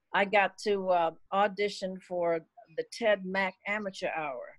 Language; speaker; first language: English; native; English